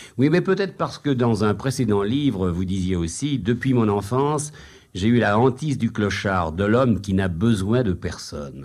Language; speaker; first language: French; native; French